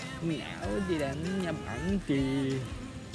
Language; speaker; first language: Vietnamese; non-native, learner; Japanese